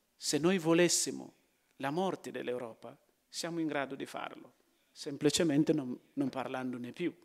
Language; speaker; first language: Italian; non-native, fluent; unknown